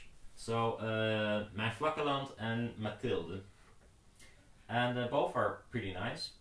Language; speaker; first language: English; non-native, fluent; Dutch